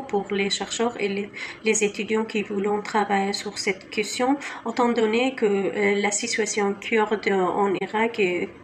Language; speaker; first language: French; non-native, learner; Kurdish